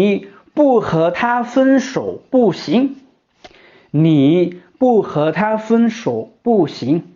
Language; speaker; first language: Chinese; non-native, fluent; Hmong